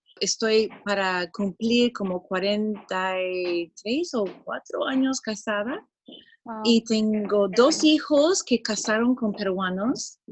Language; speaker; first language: Spanish; non-native, fluent; English